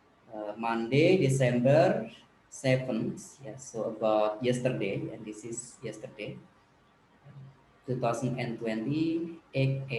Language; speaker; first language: English; non-native, learner; Indonesian